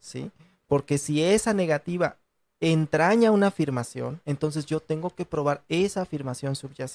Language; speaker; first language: Spanish; native; Spanish